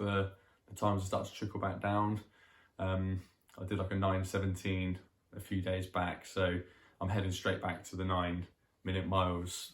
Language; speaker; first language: English; native; English